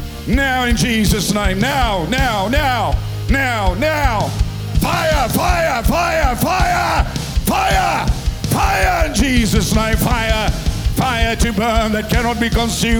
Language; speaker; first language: English; non-native, local second language; Afrikaans